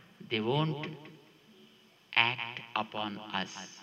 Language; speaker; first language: English; non-native, local second language; Telugu